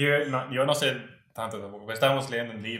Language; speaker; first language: Spanish; non-native, learner; Swedish